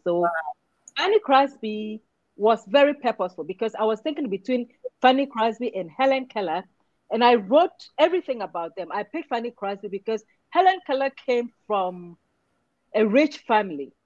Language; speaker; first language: English; non-native, local second language; Akan